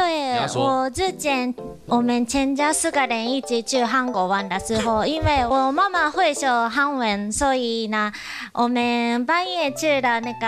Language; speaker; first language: Chinese; non-native, fluent; Japanese